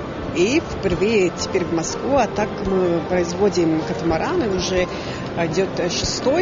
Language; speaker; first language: Russian; non-native, fluent; Latvian